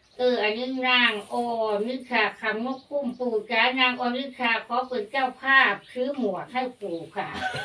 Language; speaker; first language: Thai; native; Thai